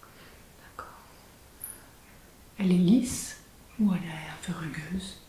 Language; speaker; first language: French; native; French